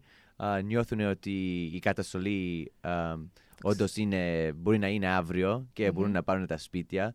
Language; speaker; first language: Greek; non-native, fluent; English